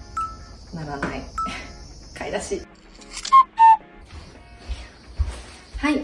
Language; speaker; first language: Japanese; native; Japanese